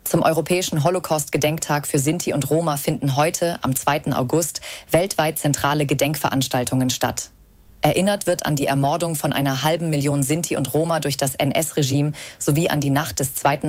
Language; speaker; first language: German; native; German